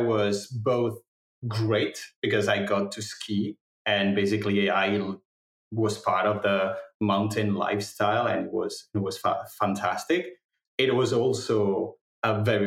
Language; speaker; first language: English; non-native, fluent; Catalan